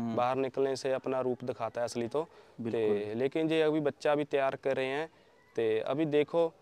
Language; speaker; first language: Hindi; native; Hindi